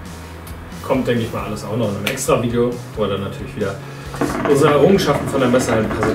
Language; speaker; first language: German; native; German